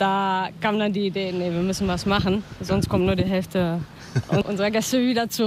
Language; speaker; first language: German; native; German